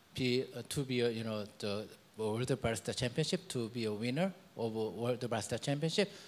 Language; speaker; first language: English; non-native, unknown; Korean